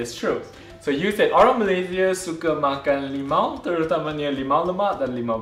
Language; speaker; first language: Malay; non-native, local second language; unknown